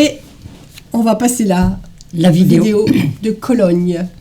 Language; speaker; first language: French; native; French